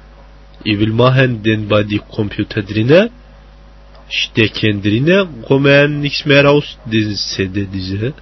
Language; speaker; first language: German; non-native, learner; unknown